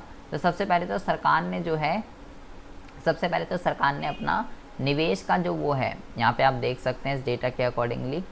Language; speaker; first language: Hindi; native; Hindi